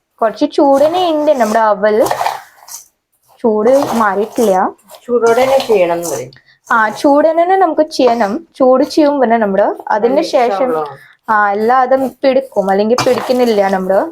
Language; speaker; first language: Malayalam; non-native, learner; Kannada